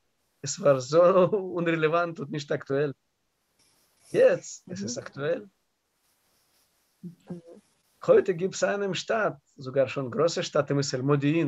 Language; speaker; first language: German; non-native, learner; Russian